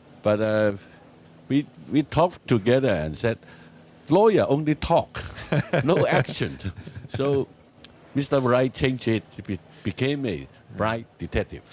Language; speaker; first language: English; non-native, learner; Cantonese